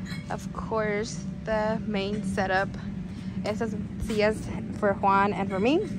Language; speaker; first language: English; early bilingual, other home language; Spanish